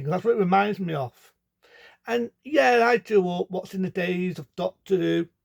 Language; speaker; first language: English; native; English